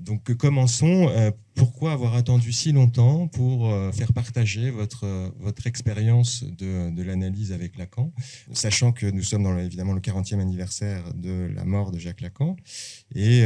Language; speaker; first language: French; native; French